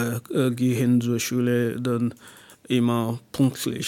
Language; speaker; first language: German; non-native, learner; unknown